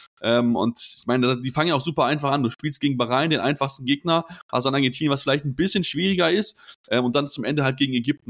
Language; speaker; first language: German; native; German